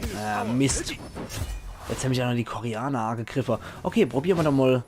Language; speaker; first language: German; native; German